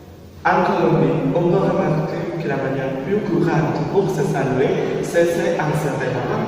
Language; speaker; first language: French; non-native, learner; Spanish